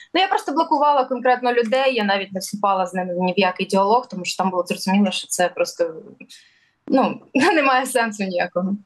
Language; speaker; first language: Ukrainian; early bilingual, other home language; Russian